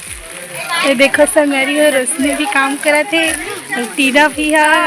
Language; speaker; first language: Hindi; non-native, local second language; Chhattisgarhi